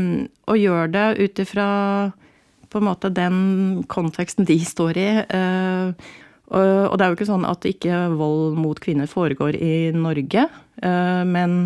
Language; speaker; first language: Norwegian; native; Norwegian